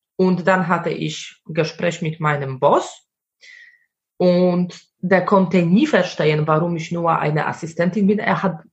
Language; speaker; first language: German; non-native, fluent; Polish